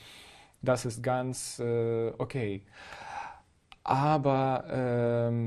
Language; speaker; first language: German; non-native, fluent; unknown